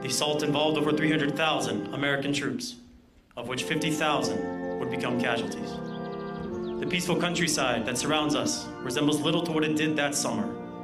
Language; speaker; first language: English; native; English